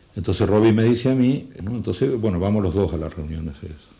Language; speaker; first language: Spanish; native; Spanish